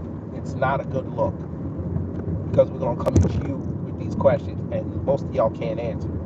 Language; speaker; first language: English; native; English